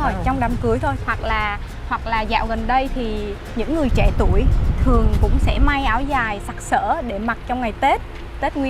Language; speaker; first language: Vietnamese; native; Vietnamese